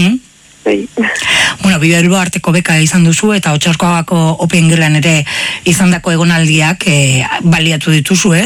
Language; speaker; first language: Basque; native; Basque